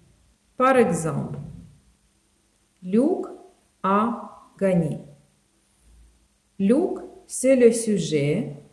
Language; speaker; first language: French; non-native, fluent; Ukrainian